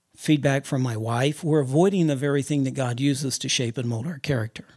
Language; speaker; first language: English; native; English